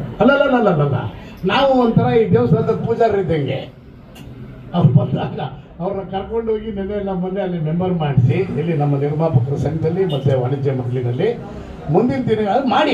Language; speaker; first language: Kannada; native; Kannada